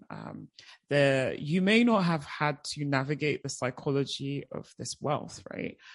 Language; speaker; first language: English; native; English